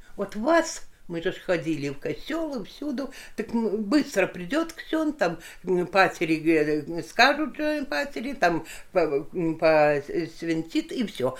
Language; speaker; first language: Russian; non-native, local second language; Lithuanian